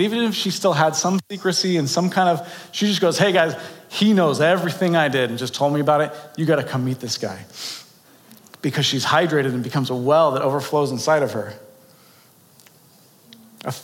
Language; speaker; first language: English; native; English